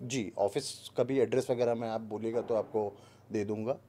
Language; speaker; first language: Hindi; native; Hindi